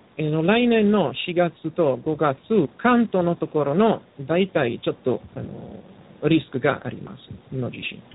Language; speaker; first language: Japanese; non-native, learner; Italian